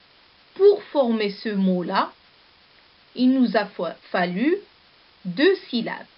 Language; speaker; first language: French; non-native, local second language; Arabic